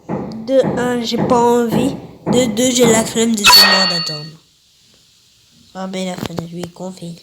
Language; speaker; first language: French; native; French